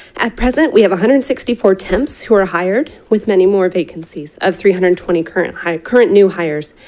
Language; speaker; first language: English; native; English